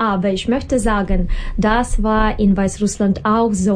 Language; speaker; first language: German; non-native, learner; Russian